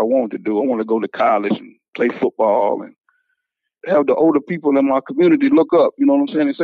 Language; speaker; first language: English; native; English